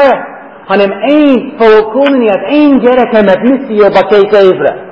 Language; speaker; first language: Hungarian; non-native, fluent; English